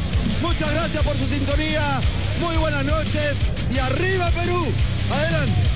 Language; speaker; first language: Spanish; native; Spanish